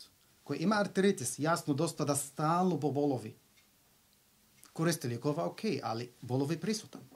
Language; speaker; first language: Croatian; non-native, learner; Arabic